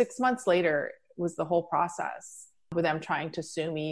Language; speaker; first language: English; native; English